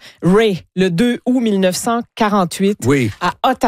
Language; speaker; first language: French; native; French